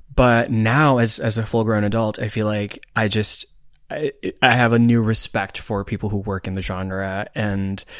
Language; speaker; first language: English; non-native, local second language; Hindi